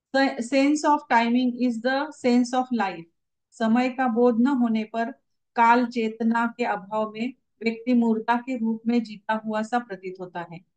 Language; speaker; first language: Hindi; non-native, local second language; Marathi